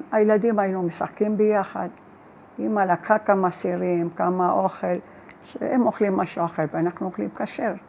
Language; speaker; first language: Hebrew; non-native, fluent; Arabic